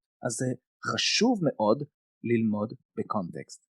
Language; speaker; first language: Hebrew; non-native, fluent; French